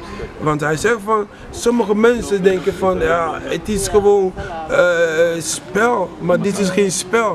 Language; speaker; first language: Dutch; non-native, fluent; French